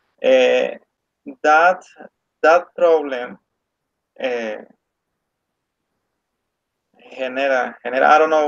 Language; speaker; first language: English; non-native, learner; Spanish